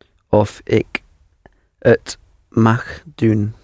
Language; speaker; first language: Dutch; non-native, learner; English